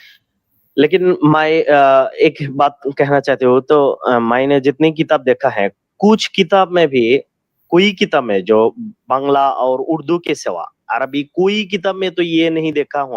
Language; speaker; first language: Hindi; non-native, learner; Bangla